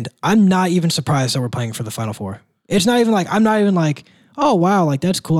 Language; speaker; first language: English; native; English